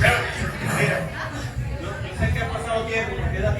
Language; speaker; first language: Spanish; native; Spanish